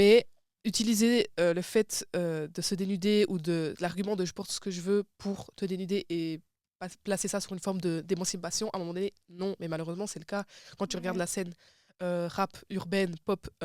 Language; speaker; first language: French; native; French